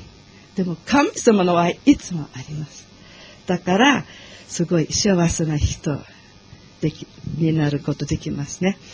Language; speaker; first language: Japanese; non-native, learner; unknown